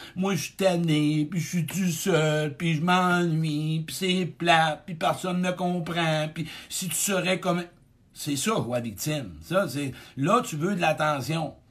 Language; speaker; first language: French; native; French